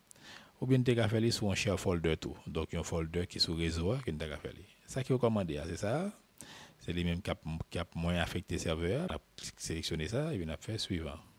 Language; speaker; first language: French; non-native, local second language; Haitian Creole